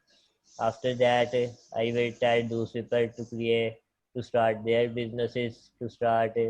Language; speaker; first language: English; non-native, learner; Punjabi